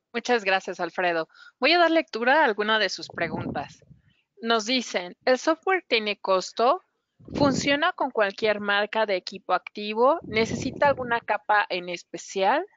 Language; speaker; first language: Spanish; native; Spanish